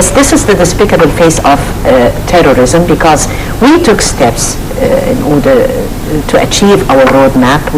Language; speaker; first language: English; non-native, fluent; Arabic